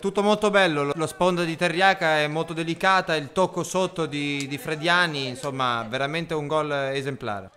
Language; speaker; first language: Italian; native; Italian